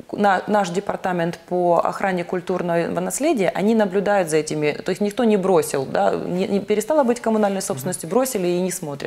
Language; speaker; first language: Russian; native; Russian